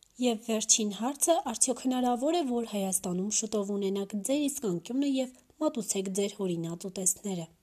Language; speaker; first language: Armenian; native; Armenian